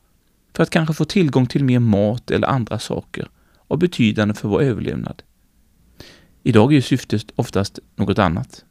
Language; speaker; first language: Swedish; native; Swedish